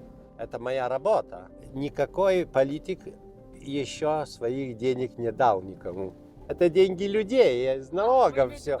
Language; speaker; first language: Russian; non-native, fluent; Lithuanian